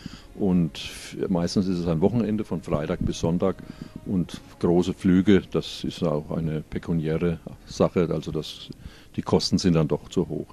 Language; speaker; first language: German; native; German